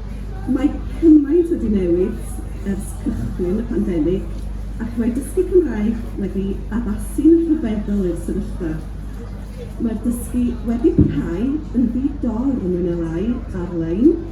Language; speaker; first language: Welsh; native; Welsh